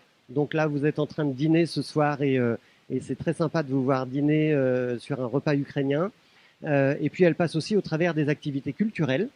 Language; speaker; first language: French; native; French